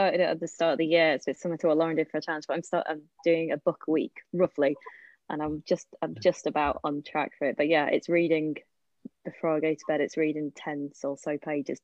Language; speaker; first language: English; non-native, local second language; Welsh